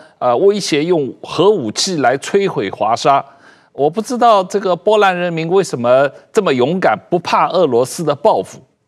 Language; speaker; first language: Chinese; native; Chinese